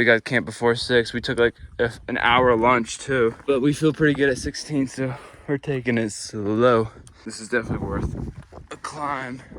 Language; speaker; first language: English; native; English